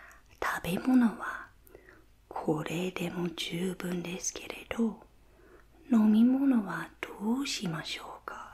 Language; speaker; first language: Japanese; non-native, fluent; English